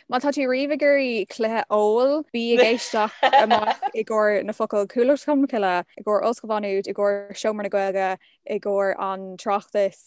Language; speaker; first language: Irish; non-native, local second language; English